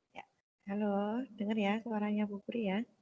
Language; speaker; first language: Indonesian; native; Indonesian